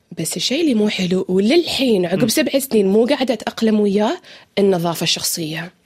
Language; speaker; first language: Arabic; native; Arabic